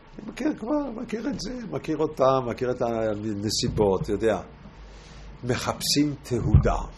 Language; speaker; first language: Hebrew; non-native, fluent; English